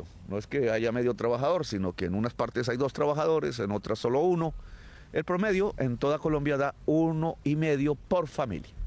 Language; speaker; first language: Spanish; native; Spanish